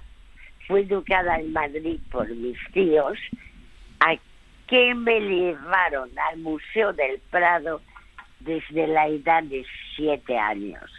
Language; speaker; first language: Spanish; early bilingual, other home language; French